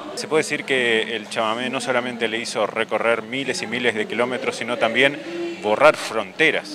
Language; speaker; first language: Spanish; native; Spanish